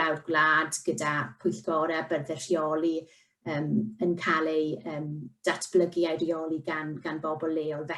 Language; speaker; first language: Welsh; native; Welsh